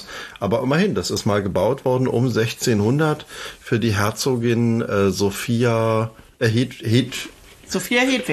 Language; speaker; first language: German; native; German